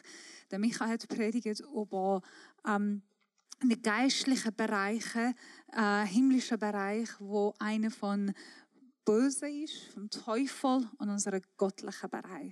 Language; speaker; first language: German; non-native, fluent; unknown